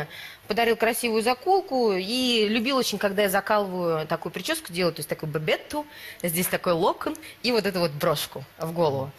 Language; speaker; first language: Russian; native; Russian